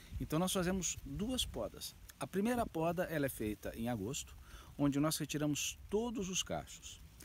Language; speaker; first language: Portuguese; native; Portuguese